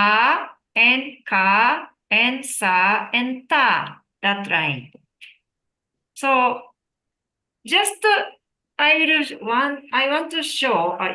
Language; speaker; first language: English; non-native, learner; Japanese